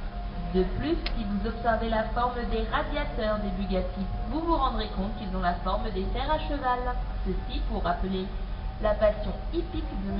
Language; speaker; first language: French; native; French